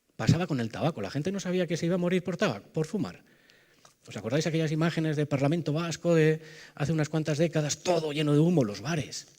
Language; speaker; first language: Spanish; native; Spanish